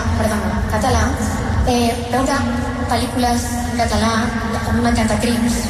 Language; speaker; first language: Catalan; non-native, local second language; Spanish